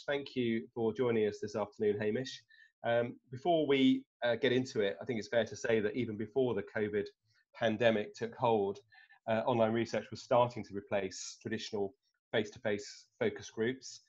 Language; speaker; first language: English; native; English